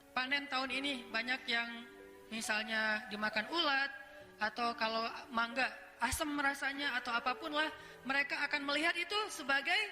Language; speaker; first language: Indonesian; native; Indonesian